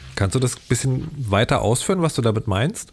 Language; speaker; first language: German; native; German